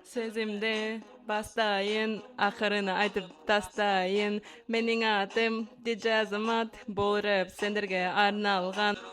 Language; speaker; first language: Kazakh; non-native, learner; Yakut